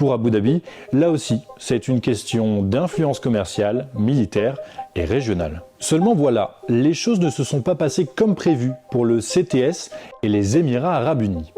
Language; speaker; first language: French; native; French